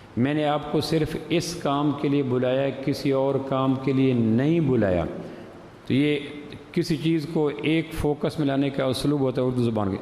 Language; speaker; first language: Urdu; native; Urdu